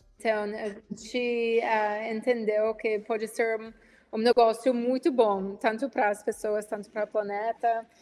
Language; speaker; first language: Portuguese; non-native, fluent; English